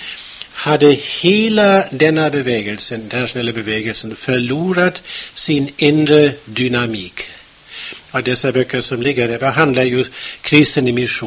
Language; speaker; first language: Swedish; non-native, fluent; German